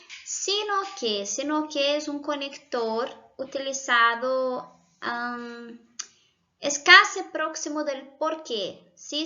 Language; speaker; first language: Spanish; non-native, fluent; Portuguese